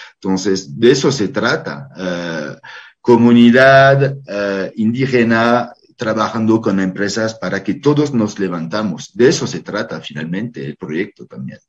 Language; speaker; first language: Spanish; non-native, fluent; French